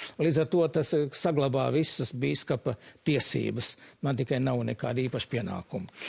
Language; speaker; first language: Latvian; early bilingual, heritage; Latvian